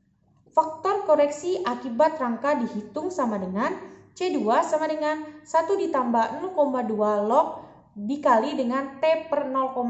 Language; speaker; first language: Indonesian; native; Indonesian